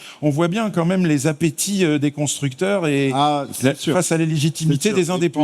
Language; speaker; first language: French; native; French